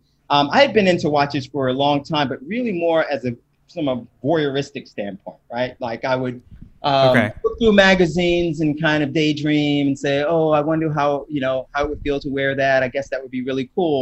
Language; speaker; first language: English; native; English